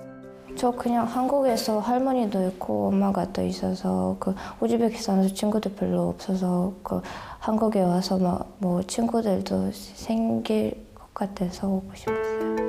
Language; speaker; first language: Korean; non-native, fluent; Russian